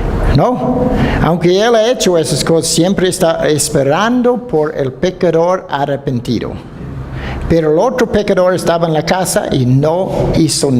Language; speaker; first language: Spanish; non-native, fluent; Dutch